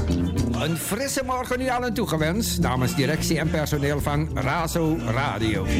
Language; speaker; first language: Dutch; native; Dutch